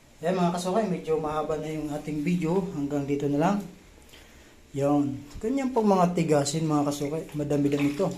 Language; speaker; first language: Filipino; non-native, local second language; Bikol